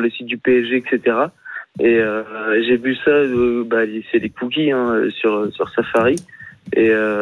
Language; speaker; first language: French; native; French